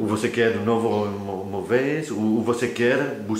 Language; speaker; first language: Portuguese; non-native, fluent; French